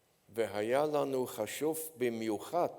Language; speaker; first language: Hebrew; non-native, fluent; Polish